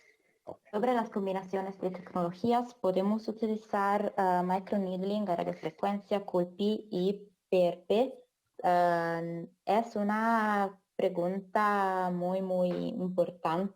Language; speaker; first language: Spanish; non-native, fluent; Italian